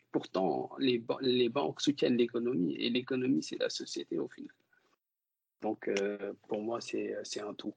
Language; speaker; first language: French; non-native, local second language; Wolof